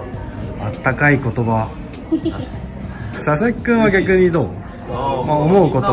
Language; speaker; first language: Japanese; native; Japanese